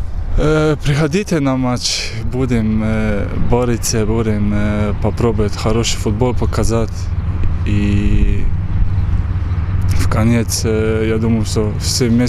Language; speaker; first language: Russian; non-native, fluent; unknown